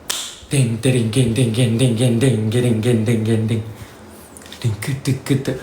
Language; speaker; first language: English; non-native, local second language; Malay